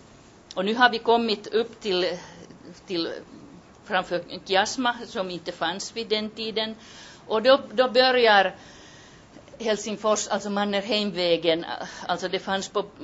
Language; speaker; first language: Swedish; non-native, local second language; Finnish